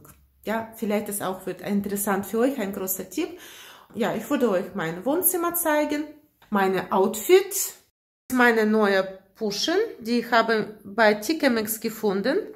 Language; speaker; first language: German; non-native, fluent; Russian